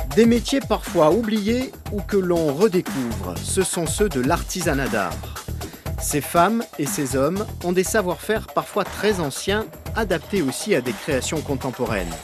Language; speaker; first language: French; native; French